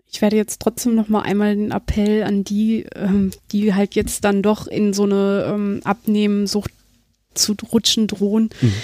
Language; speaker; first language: German; native; German